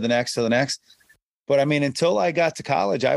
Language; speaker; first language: English; native; English